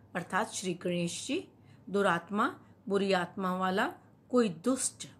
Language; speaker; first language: Hindi; native; Hindi